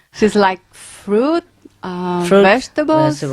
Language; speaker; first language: English; non-native, learner; Portuguese